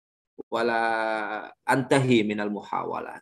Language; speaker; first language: Arabic; non-native, fluent; Indonesian